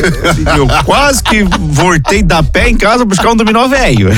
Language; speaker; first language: Portuguese; native; Portuguese